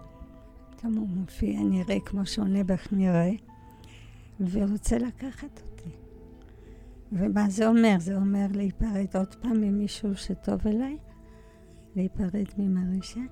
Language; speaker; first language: Hebrew; early bilingual, other home language; Polish